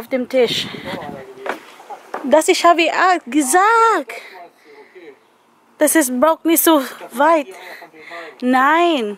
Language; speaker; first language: German; non-native, learner; Filipino